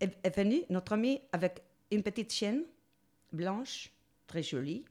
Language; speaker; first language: French; non-native, learner; Spanish